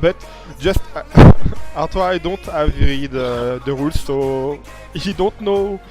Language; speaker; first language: English; non-native, learner; French